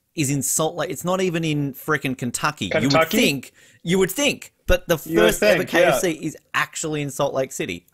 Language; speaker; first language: English; native; English